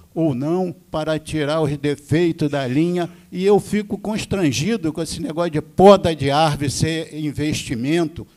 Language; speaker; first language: Portuguese; native; Portuguese